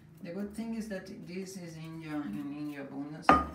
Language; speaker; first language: English; non-native, fluent; Portuguese